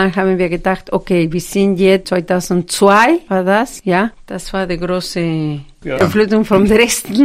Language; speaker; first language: German; non-native, fluent; Spanish